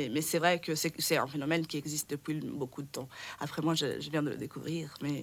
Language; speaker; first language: French; non-native, fluent; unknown